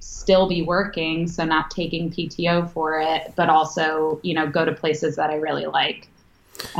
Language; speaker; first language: English; native; English